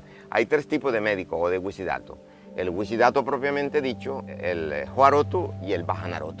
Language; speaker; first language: Spanish; native; Spanish